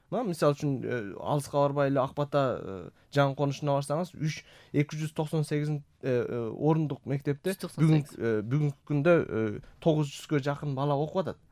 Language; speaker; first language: Kyrgyz; native; Kyrgyz